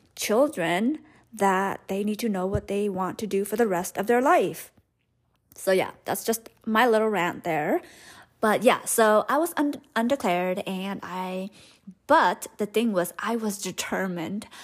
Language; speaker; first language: English; early bilingual, other home language; Hmong